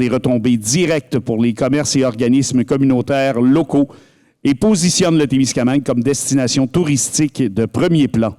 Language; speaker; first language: French; native; French